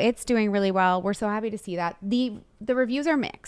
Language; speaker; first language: English; native; English